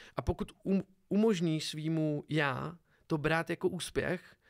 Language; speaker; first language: Czech; native; Czech